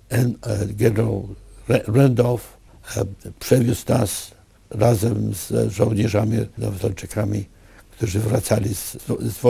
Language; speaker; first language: Polish; early bilingual, other home language; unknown